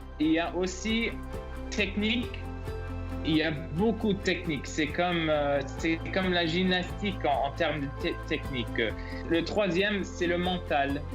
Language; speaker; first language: French; non-native, local second language; English